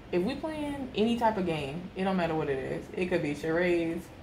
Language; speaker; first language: English; native; English